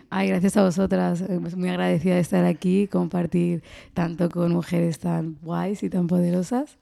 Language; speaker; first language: Spanish; early bilingual, other home language; Arabic